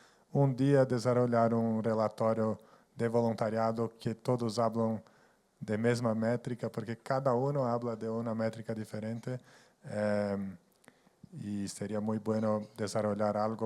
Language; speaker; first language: Spanish; non-native, fluent; Portuguese